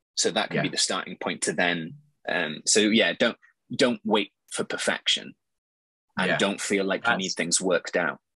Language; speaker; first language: English; native; English